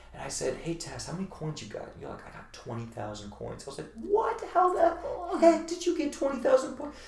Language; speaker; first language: English; native; English